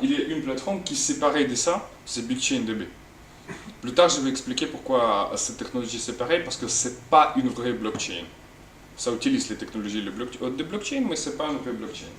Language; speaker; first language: French; non-native, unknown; Russian